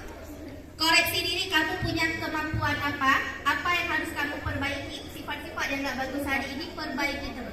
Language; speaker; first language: Indonesian; native; Indonesian